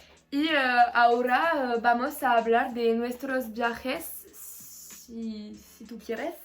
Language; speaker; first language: Spanish; non-native, learner; French